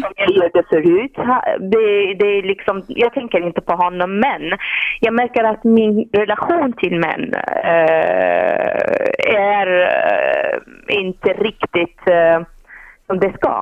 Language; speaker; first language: Swedish; non-native, fluent; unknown